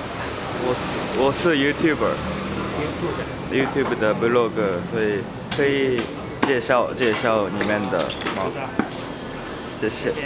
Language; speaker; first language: Chinese; non-native, learner; Japanese